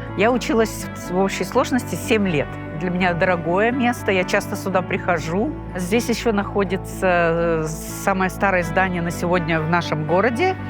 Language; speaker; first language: Russian; non-native, local second language; Gagauz